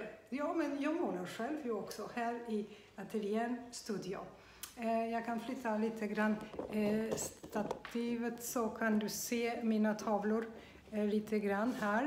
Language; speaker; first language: Swedish; non-native, fluent; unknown